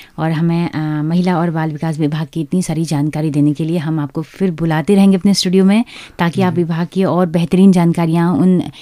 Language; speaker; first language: Hindi; native; Hindi